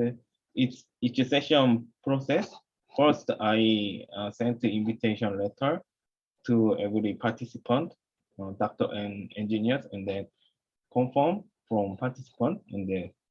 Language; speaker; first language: English; non-native, learner; Korean